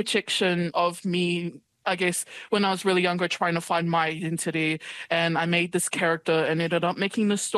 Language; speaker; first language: English; native; English